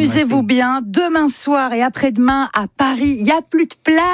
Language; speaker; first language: French; native; French